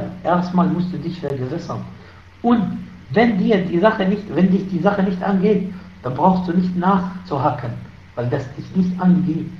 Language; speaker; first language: German; non-native, fluent; Arabic